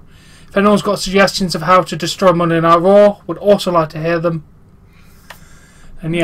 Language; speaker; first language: English; native; English